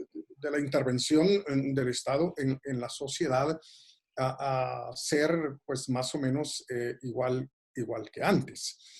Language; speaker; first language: Spanish; native; Spanish